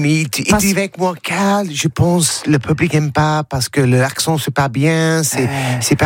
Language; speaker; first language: French; non-native, learner; English